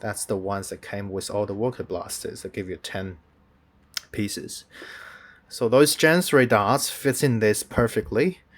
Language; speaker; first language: English; non-native, fluent; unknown